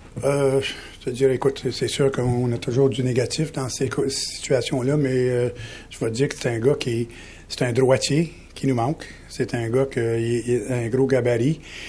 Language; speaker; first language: French; native; French